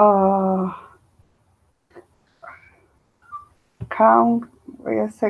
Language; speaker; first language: English; non-native, learner; Spanish